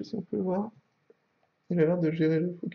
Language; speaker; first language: French; native; French